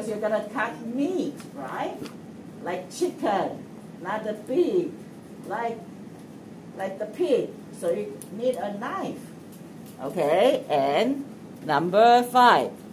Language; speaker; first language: English; non-native, fluent; Chinese